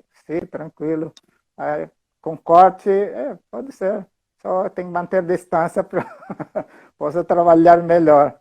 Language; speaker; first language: Portuguese; non-native, fluent; Filipino